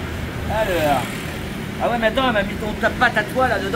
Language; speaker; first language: French; native; French